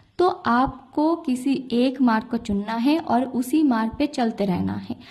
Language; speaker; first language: Hindi; non-native, local second language; Bangla